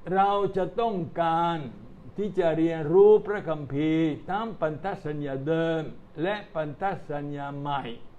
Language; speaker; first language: Thai; non-native, fluent; Italian